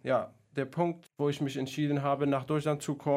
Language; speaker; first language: German; non-native, fluent; Kurdish